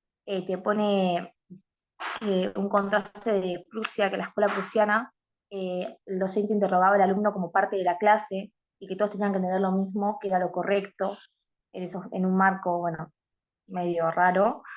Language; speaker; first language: Spanish; native; Spanish